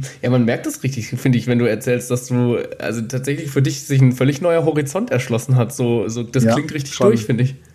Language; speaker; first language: German; native; German